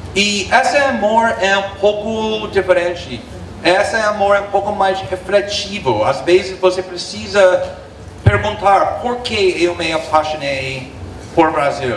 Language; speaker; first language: Portuguese; non-native, fluent; English